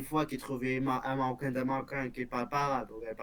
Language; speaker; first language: French; non-native, local second language; Berber languages